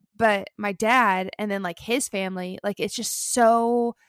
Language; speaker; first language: English; early bilingual, other home language; Italian